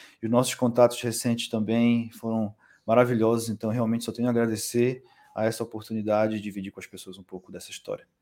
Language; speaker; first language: Portuguese; native; Portuguese